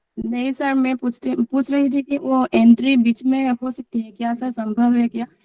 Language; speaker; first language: Hindi; non-native, local second language; Assamese